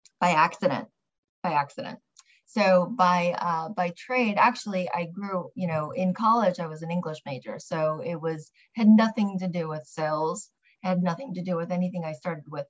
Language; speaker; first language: English; early bilingual, other home language; Korean